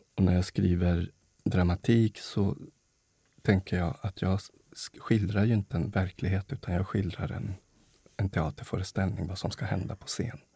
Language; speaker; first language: Swedish; early bilingual, other home language; Spanish